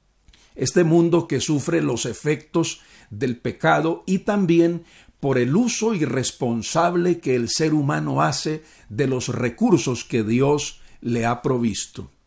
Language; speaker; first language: Spanish; native; Spanish